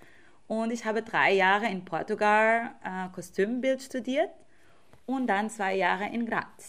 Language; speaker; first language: German; non-native, fluent; Portuguese